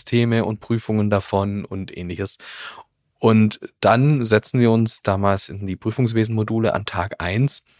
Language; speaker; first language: German; native; German